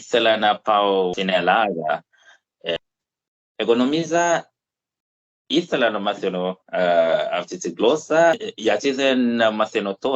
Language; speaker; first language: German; non-native, fluent; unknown